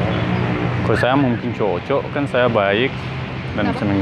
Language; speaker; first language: Indonesian; non-native, learner; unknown